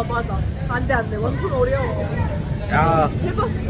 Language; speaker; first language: Korean; non-native, learner; Arabic